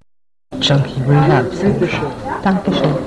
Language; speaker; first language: German; non-native, learner; English